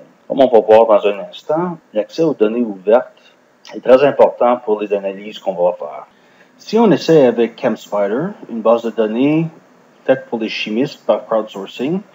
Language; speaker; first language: French; non-native, fluent; English